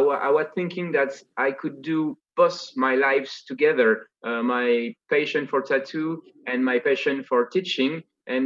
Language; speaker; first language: English; non-native, fluent; French